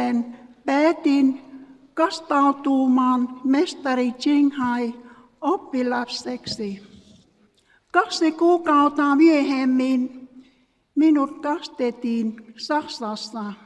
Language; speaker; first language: Finnish; non-native, learner; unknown